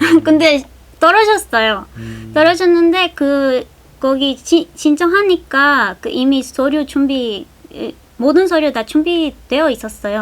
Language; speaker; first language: Korean; non-native, fluent; Spanish